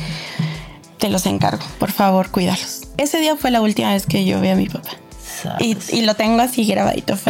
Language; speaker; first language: Spanish; native; Spanish